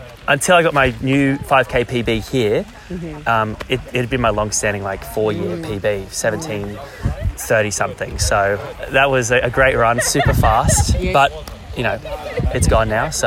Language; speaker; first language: English; native; English